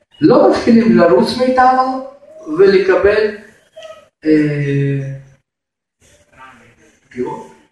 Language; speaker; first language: Hebrew; non-native, fluent; Russian